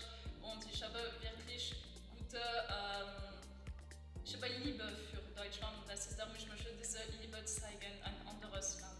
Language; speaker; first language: German; non-native, learner; French